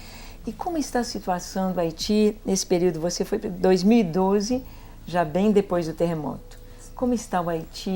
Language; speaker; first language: Portuguese; native; Portuguese